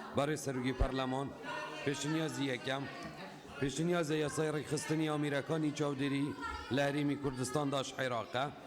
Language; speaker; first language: Central Kurdish; non-native, local second language; Kurdish